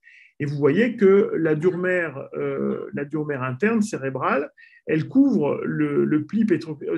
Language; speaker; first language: French; native; French